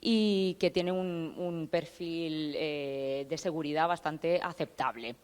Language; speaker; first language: Spanish; native; Spanish